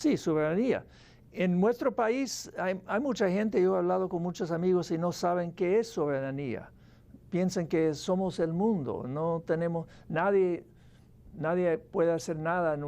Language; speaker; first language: Spanish; non-native, fluent; English